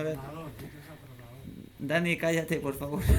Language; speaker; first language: Spanish; native; Spanish